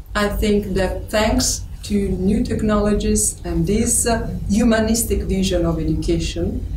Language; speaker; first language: English; non-native, fluent; Italian